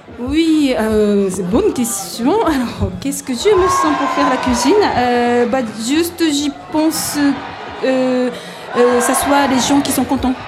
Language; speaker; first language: French; non-native, learner; Japanese